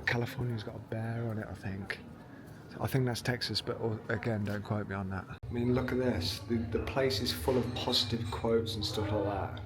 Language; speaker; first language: English; native; English